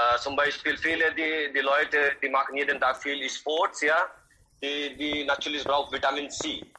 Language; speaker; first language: German; non-native, learner; Hindi